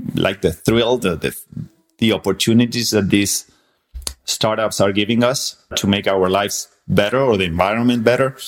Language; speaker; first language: English; non-native, fluent; Spanish